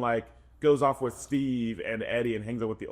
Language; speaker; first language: English; native; English